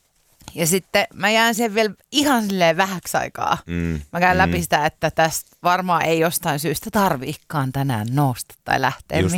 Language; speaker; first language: Finnish; native; Finnish